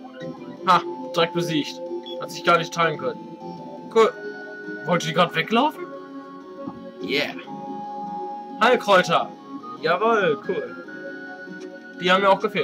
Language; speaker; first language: German; native; German